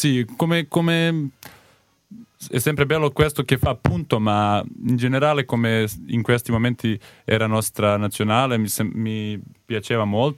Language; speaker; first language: Italian; non-native, learner; Serbian